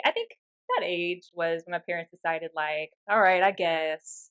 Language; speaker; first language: English; native; English